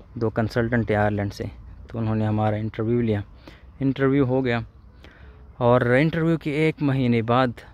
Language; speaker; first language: Urdu; non-native, local second language; Pashto